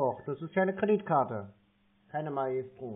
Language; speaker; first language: German; native; German